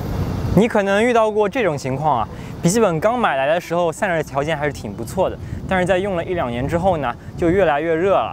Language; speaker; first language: Chinese; native; Chinese